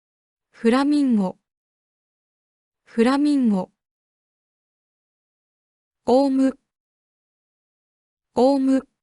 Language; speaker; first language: Japanese; native; Japanese